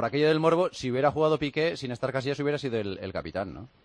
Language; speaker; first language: Spanish; native; Spanish